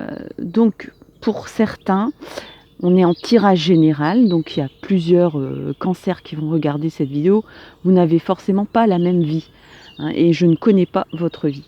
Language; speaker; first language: French; native; French